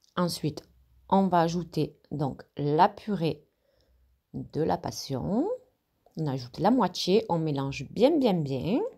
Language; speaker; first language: French; native; French